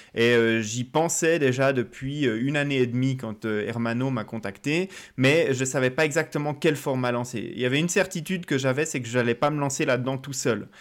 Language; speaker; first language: French; native; French